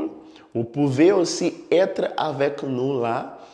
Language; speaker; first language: French; non-native, fluent; Portuguese